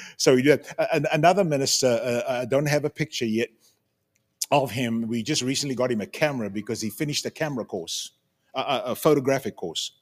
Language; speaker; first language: English; native; English